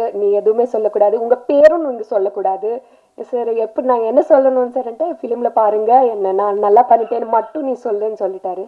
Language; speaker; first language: Tamil; non-native, learner; Telugu